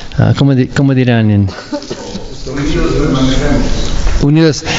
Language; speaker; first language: Spanish; non-native, fluent; English